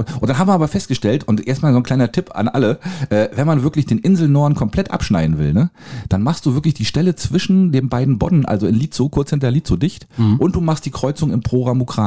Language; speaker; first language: German; native; German